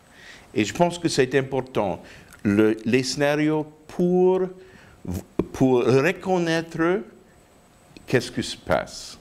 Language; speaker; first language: French; non-native, fluent; English